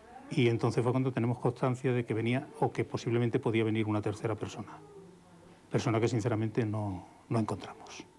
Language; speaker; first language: Spanish; native; Spanish